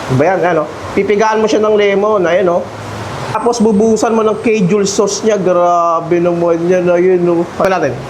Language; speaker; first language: Filipino; native; Filipino